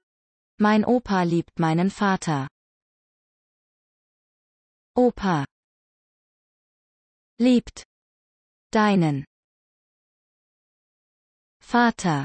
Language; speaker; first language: German; non-native, learner; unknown